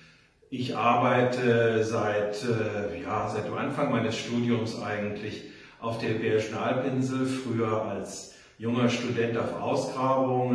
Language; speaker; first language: German; native; German